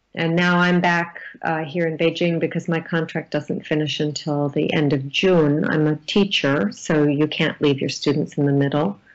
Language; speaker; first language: English; native; English